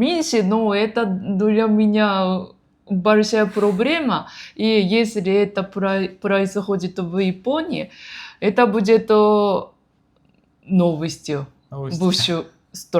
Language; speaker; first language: Russian; non-native, learner; Japanese